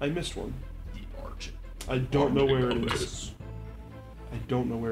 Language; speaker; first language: English; native; English